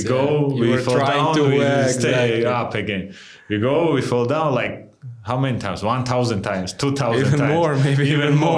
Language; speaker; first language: English; non-native, fluent; Georgian